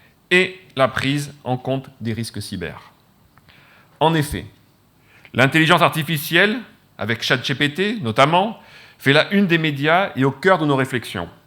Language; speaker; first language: French; native; French